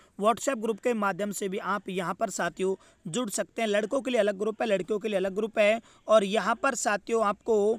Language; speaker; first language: Hindi; native; Hindi